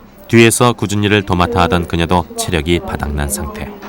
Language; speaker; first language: Korean; native; Korean